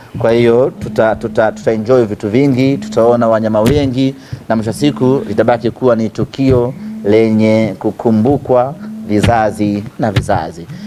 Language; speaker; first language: Swahili; native; Swahili